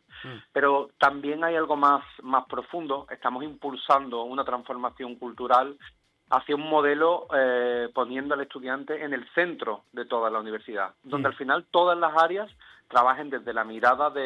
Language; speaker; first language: Spanish; native; Spanish